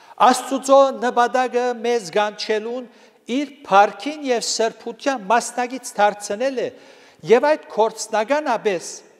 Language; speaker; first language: Armenian; native; Armenian